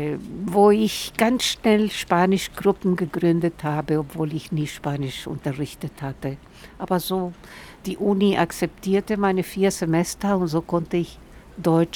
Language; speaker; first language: German; non-native, fluent; Spanish